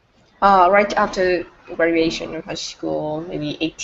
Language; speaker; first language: English; non-native, fluent; Vietnamese